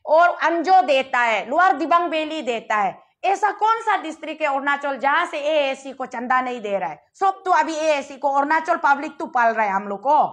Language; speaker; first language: Hindi; non-native, local second language; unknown